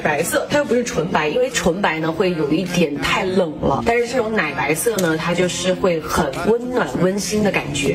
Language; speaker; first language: Chinese; native; Chinese